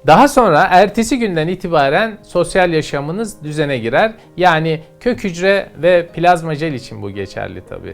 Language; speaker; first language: Turkish; native; Turkish